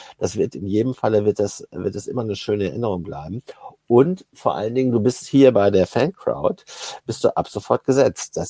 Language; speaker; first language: German; native; German